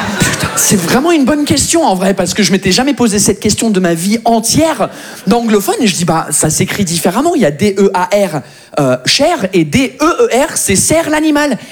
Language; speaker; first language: French; non-native, fluent; English